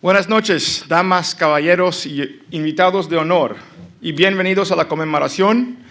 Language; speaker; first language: Spanish; early bilingual, heritage; Spanish